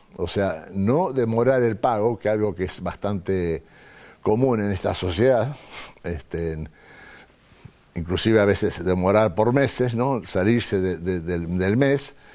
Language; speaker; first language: Spanish; native; Spanish